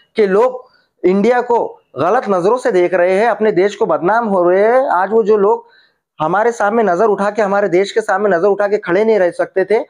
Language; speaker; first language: Hindi; native; Hindi